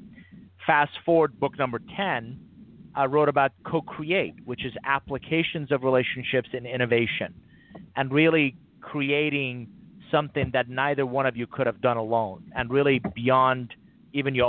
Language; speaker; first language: English; non-native, fluent; Persian